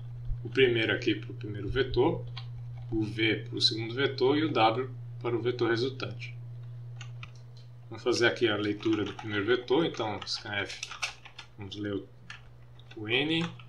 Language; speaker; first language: Portuguese; native; Portuguese